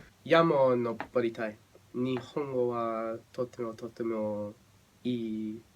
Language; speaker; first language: Japanese; non-native, learner; English